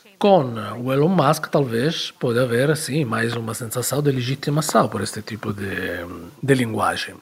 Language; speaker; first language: Portuguese; non-native, fluent; Italian